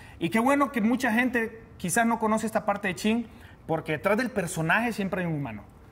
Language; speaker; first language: Spanish; native; Spanish